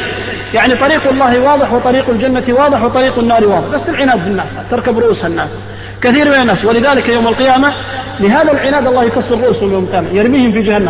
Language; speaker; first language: Arabic; native; Arabic